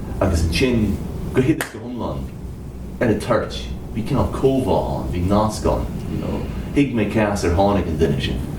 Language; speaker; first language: Irish; native; Irish